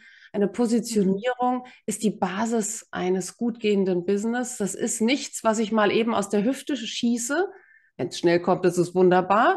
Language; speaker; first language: German; native; German